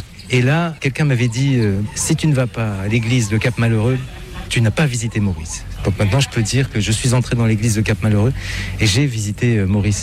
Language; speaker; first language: French; native; French